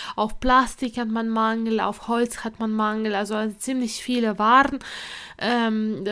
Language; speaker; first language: German; non-native, fluent; Latvian